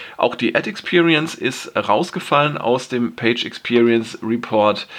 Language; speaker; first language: German; native; German